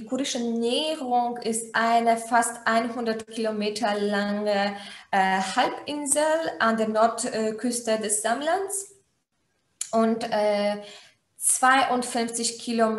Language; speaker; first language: German; non-native, fluent; Polish